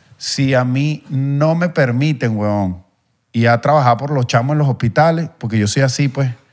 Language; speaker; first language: Spanish; native; Spanish